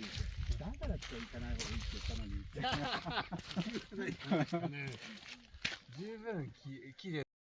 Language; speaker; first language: Japanese; native; Japanese